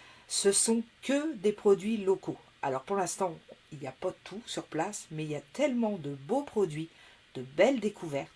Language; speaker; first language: French; native; French